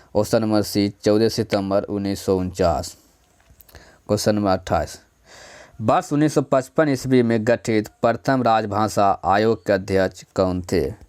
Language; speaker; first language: Hindi; native; Hindi